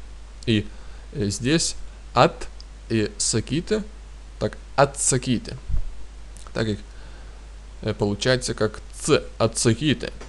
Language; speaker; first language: Russian; non-native, fluent; Lithuanian